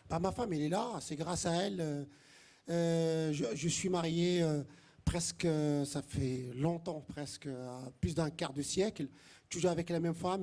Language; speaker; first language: French; non-native, local second language; Arabic